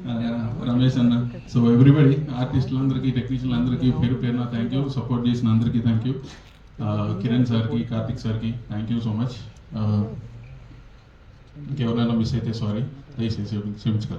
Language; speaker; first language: Telugu; native; Telugu